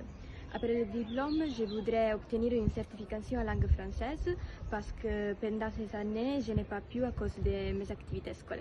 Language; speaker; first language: French; non-native, fluent; Italian